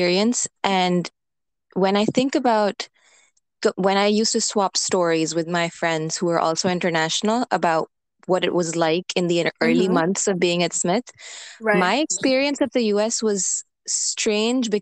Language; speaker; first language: English; non-native, local second language; Urdu